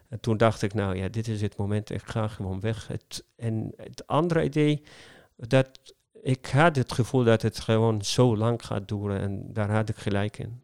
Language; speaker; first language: Dutch; non-native, fluent; Arabic